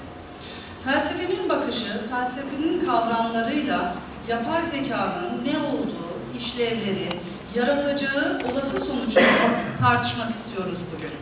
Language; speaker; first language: Turkish; native; Turkish